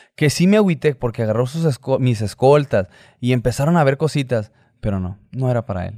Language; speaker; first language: Spanish; native; Spanish